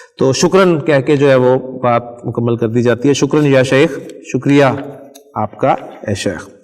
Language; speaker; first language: Urdu; non-native, local second language; Punjabi